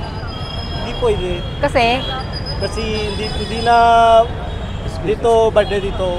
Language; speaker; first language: Filipino; non-native, learner; Punjabi